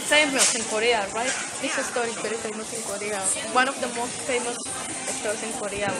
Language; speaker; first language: English; non-native, learner; Spanish